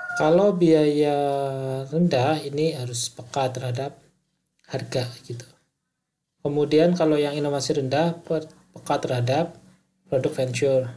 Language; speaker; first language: Indonesian; native; Indonesian